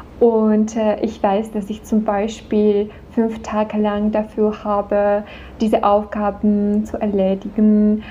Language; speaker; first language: German; non-native, fluent; Czech